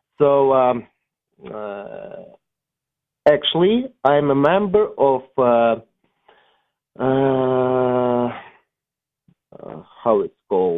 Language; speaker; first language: English; non-native, learner; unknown